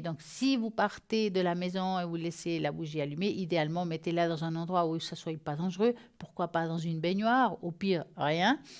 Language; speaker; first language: French; native; French